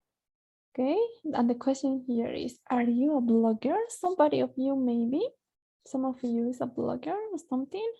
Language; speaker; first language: English; non-native, fluent; Spanish